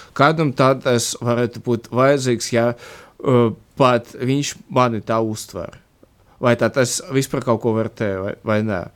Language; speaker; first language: Latvian; non-native, local second language; Russian